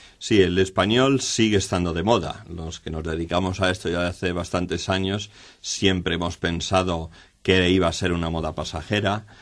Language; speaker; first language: Spanish; native; Spanish